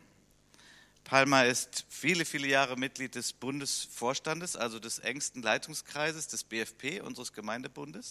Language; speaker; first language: German; native; German